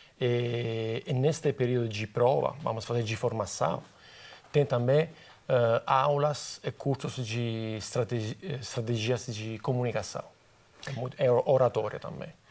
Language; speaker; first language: Portuguese; non-native, fluent; Italian